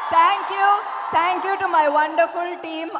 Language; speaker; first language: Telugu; non-native, fluent; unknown